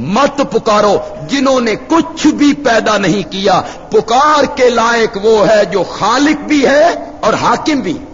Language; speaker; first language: Urdu; non-native, local second language; Punjabi